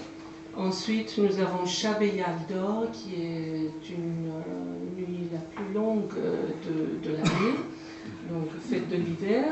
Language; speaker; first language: French; non-native, fluent; Persian